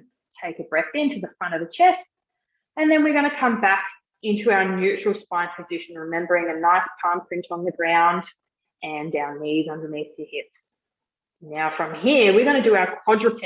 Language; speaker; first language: English; native; English